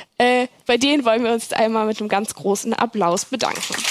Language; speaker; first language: German; native; German